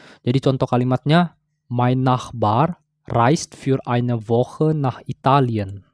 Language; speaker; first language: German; non-native, fluent; Indonesian